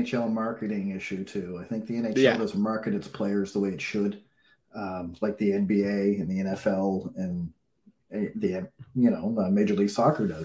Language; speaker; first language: English; native; English